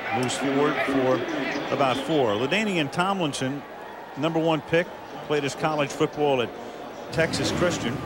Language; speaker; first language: English; native; English